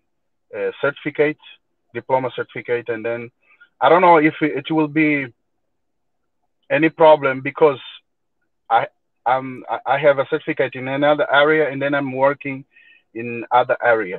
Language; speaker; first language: English; non-native, learner; Portuguese